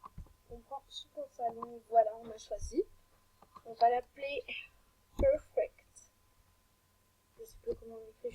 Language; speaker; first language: French; native; French